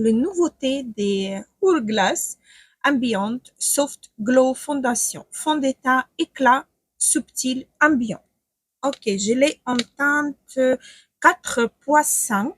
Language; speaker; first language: French; non-native, fluent; Ukrainian